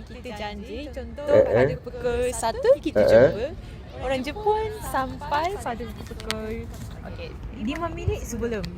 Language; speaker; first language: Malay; non-native, fluent; Japanese